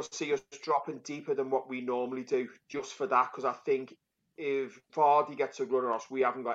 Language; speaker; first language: English; native; English